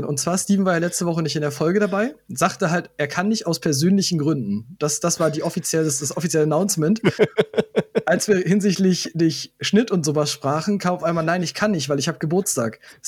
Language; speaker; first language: German; native; German